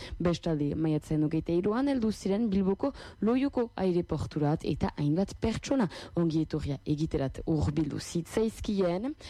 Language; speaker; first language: Basque; native; Basque